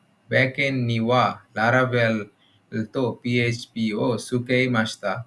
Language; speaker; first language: Japanese; non-native, learner; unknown